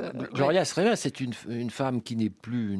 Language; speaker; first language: French; native; French